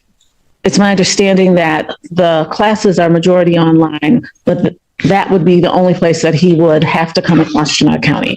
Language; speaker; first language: English; native; English